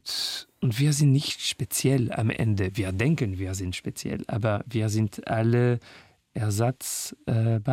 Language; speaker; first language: German; non-native, fluent; French